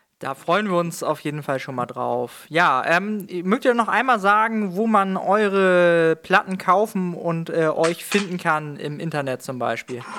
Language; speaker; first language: German; native; German